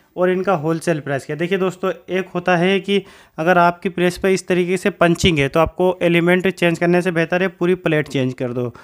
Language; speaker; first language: Hindi; native; Hindi